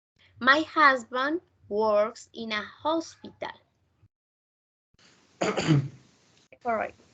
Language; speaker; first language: English; non-native, fluent; Spanish